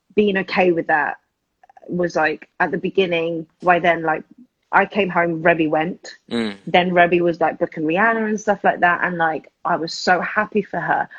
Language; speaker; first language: English; early bilingual, other home language; Spanish